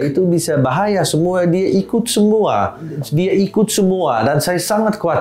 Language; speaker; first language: Indonesian; non-native, learner; Dutch